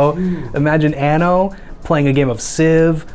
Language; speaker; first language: English; native; English